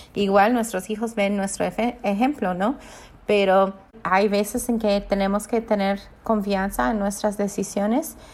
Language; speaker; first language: Spanish; non-native, fluent; English